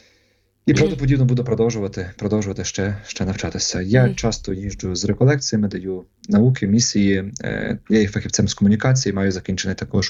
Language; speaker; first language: Ukrainian; native; Ukrainian